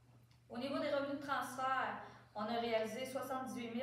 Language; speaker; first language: French; native; French